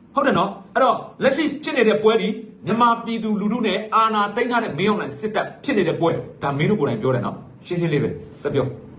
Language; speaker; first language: Burmese; native; Burmese